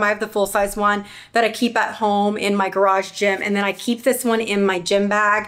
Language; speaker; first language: English; native; English